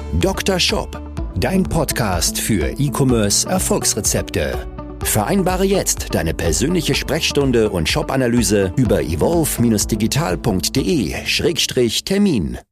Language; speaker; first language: German; native; German